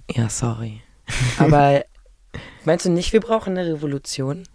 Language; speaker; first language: German; native; German